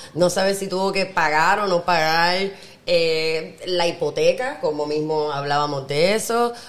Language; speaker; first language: Spanish; native; Spanish